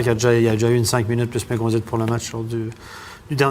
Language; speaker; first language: French; native; French